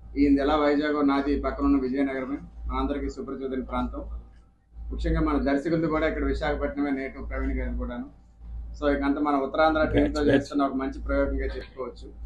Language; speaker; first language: Telugu; native; Telugu